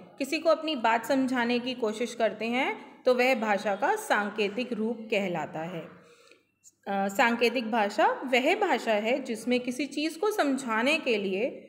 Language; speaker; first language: Hindi; native; Hindi